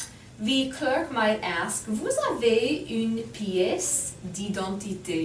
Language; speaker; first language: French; non-native, fluent; English